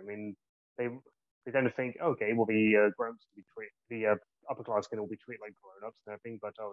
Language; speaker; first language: English; native; English